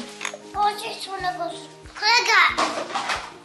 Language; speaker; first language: Japanese; early bilingual, heritage; Japanese